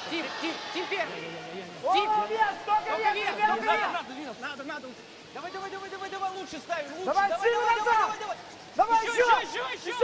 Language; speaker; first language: Russian; native; Russian